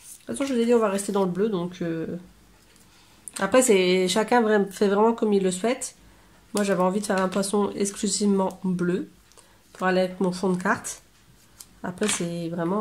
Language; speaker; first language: French; native; French